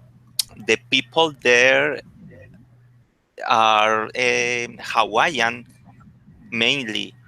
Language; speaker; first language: English; non-native, learner; Spanish